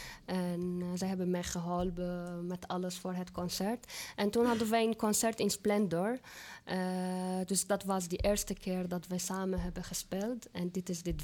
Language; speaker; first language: Dutch; non-native, fluent; Arabic